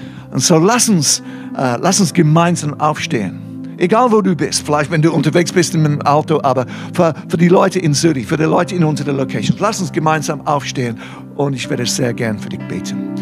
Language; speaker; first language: German; non-native, fluent; English